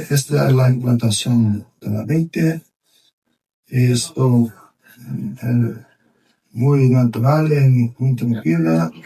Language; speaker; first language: Spanish; non-native, fluent; Portuguese